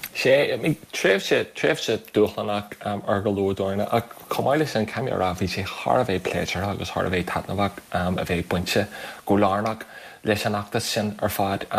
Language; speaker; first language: Irish; native; Irish